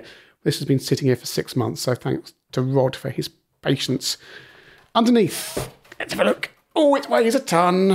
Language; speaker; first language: English; native; English